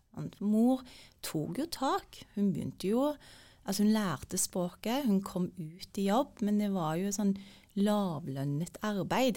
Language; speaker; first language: Norwegian; early bilingual, other home language; Turkish